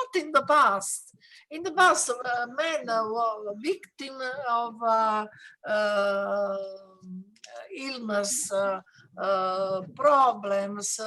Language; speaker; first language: English; non-native, learner; Italian